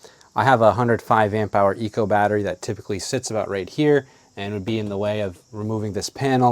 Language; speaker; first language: English; native; English